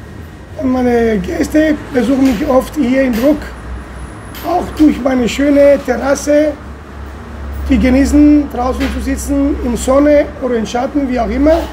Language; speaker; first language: German; non-native, fluent; Italian